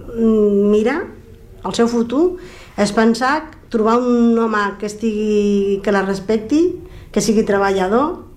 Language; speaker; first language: Catalan; non-native, local second language; Spanish